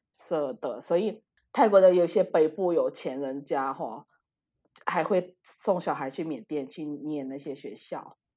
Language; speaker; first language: Chinese; early bilingual, heritage; Chinese